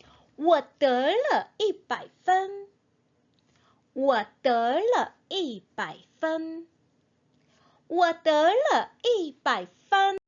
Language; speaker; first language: Chinese; non-native, fluent; Korean